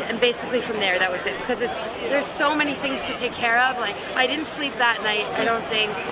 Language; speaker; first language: English; native; English